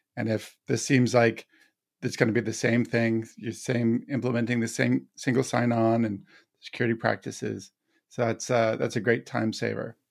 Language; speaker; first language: English; native; English